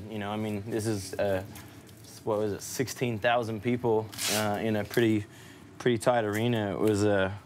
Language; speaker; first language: English; native; English